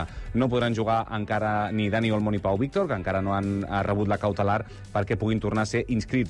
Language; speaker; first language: Catalan; native; Catalan